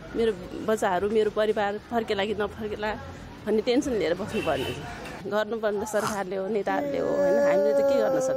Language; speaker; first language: Nepali; native; Nepali